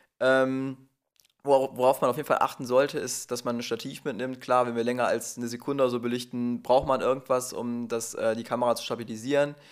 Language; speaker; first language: German; native; German